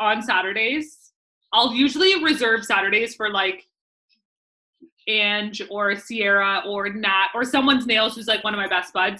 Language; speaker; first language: English; native; English